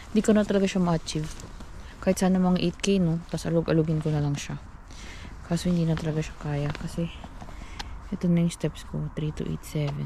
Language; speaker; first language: Filipino; native; Filipino